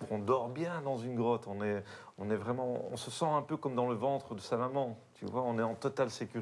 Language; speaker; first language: French; native; French